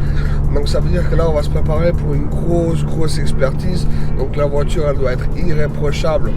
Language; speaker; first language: French; native; French